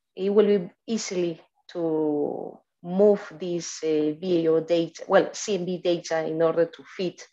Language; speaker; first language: English; non-native, fluent; Spanish